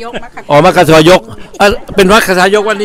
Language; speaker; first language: Thai; native; Thai